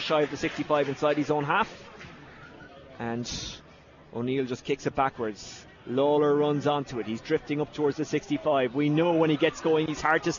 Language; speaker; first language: English; native; English